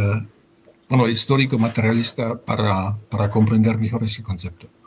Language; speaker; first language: Spanish; non-native, fluent; German